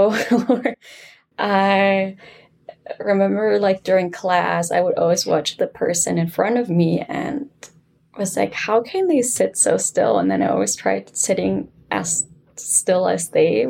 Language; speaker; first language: English; non-native, fluent; German